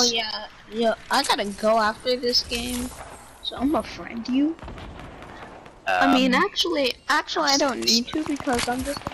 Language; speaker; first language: English; native; English